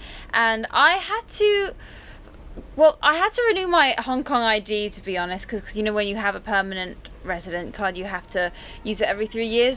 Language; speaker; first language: English; native; English